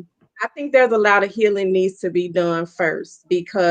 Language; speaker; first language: English; native; English